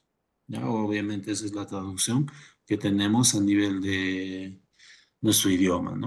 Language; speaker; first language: Spanish; native; Spanish